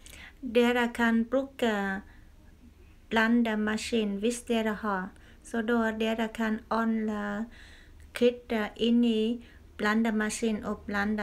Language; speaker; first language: Norwegian; non-native, learner; Vietnamese